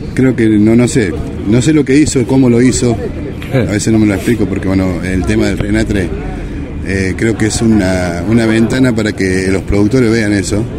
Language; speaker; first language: Spanish; native; Spanish